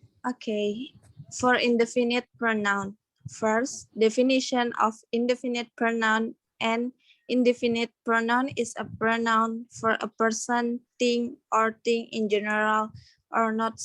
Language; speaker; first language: English; non-native, learner; Indonesian